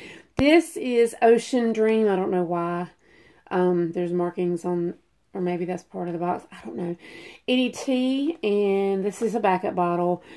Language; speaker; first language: English; native; English